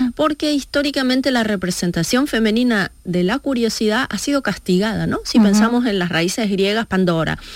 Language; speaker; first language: Spanish; native; Spanish